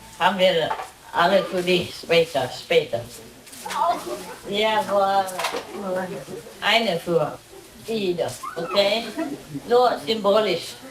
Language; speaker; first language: German; non-native, learner; Vietnamese